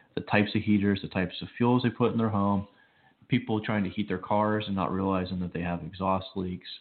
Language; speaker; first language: English; native; English